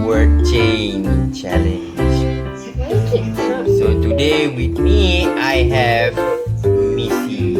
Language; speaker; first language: English; non-native, local second language; Malay